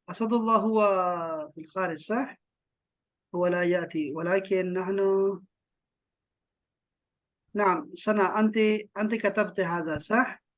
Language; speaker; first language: Arabic; non-native, fluent; Urdu